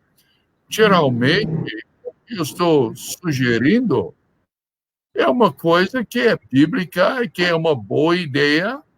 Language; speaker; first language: Portuguese; non-native, fluent; English